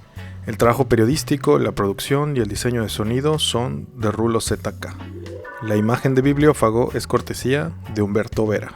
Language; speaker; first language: Spanish; native; Spanish